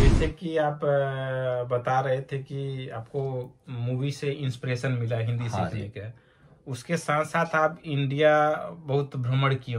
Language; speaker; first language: Hindi; native; Hindi